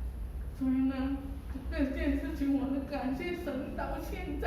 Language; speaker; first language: Chinese; early bilingual, heritage; Chinese